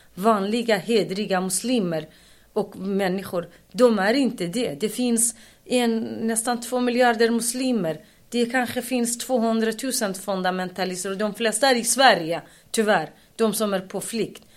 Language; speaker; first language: Swedish; non-native, fluent; Kurdish